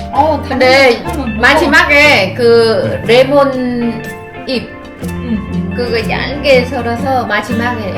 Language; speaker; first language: Korean; non-native, learner; Vietnamese